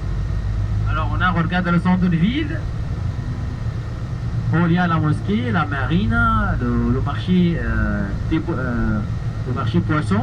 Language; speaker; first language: French; non-native, learner; Arabic